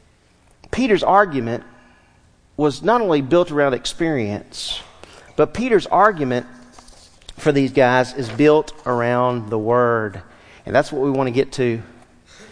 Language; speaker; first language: English; native; English